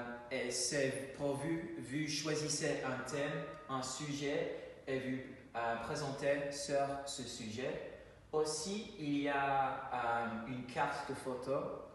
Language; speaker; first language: French; non-native, fluent; English